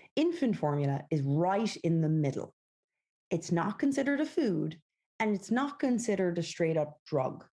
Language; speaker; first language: English; native; English